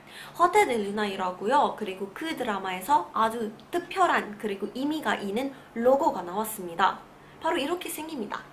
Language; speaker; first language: Korean; non-native, learner; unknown